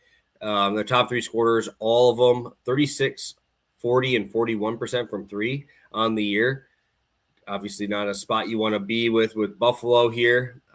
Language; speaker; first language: English; native; English